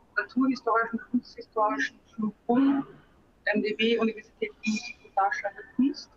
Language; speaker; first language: German; native; German